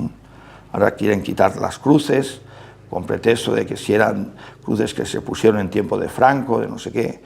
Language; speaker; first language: Spanish; native; Spanish